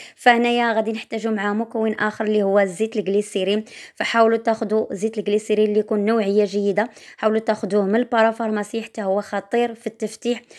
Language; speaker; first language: Arabic; native; Arabic